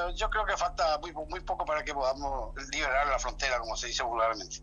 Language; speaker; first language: Spanish; native; Spanish